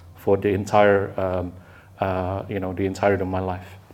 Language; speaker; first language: English; non-native, fluent; Indonesian